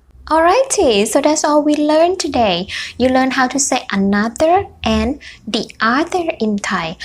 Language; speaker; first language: English; non-native, fluent; Thai